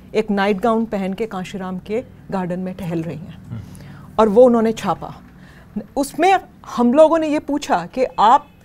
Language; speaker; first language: Hindi; native; Hindi